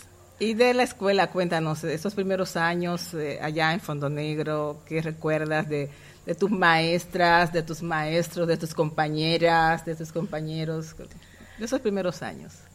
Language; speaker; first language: Spanish; native; Spanish